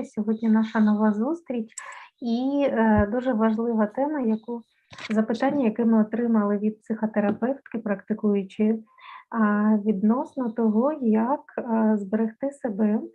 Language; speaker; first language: Ukrainian; native; Ukrainian